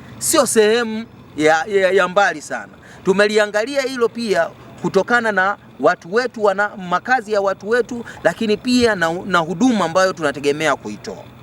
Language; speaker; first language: Swahili; native; Swahili